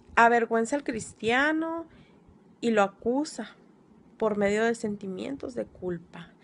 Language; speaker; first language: Spanish; native; Spanish